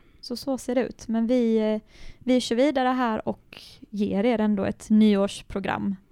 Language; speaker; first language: Swedish; native; Swedish